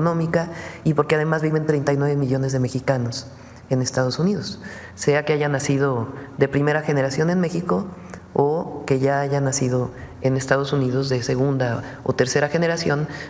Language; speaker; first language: Spanish; native; Spanish